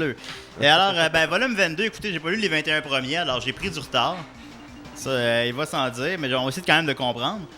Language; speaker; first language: French; native; French